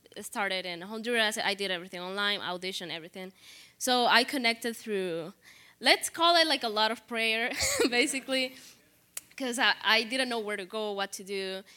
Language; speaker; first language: English; non-native, fluent; Spanish